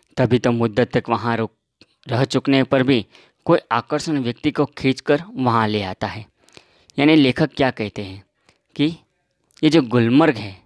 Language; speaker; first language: Hindi; non-native, local second language; Gujarati